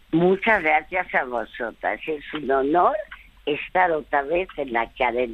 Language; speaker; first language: Spanish; early bilingual, other home language; French